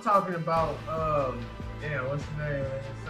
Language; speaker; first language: English; native; English